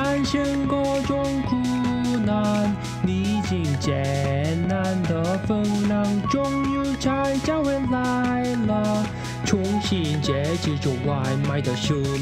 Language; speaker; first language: Chinese; non-native, learner; Korean